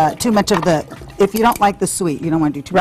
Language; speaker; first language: English; native; English